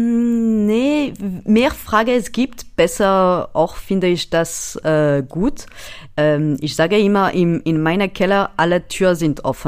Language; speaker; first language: German; non-native, fluent; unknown